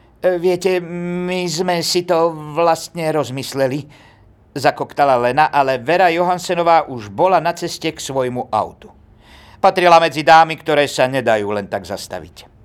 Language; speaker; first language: Slovak; native; Slovak